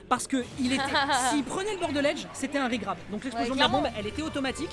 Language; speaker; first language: French; native; French